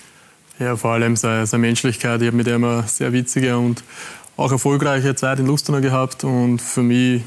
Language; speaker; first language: German; native; German